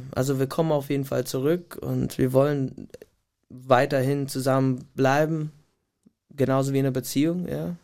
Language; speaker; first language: German; non-native, fluent; English